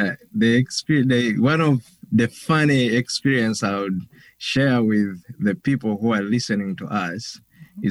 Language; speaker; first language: English; non-native, local second language; Ganda